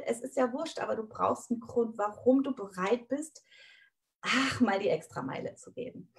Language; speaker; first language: German; native; German